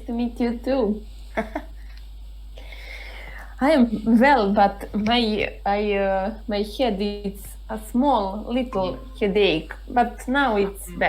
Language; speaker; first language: English; non-native, learner; Serbian